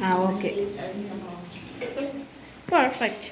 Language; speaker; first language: English; non-native, learner; Malayalam